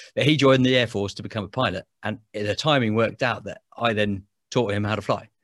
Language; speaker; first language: English; native; English